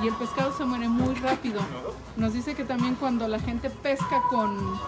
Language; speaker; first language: Spanish; native; Spanish